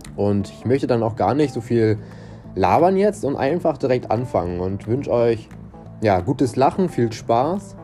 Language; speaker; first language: German; non-native, fluent; Portuguese